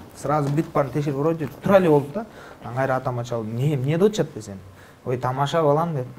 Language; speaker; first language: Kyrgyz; non-native, local second language; Russian